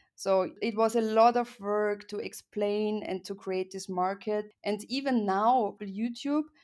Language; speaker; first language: English; non-native, fluent; German